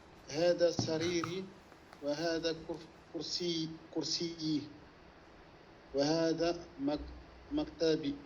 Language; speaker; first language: Arabic; non-native, learner; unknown